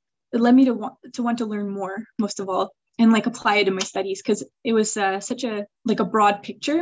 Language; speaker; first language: English; early bilingual, other home language; Swiss German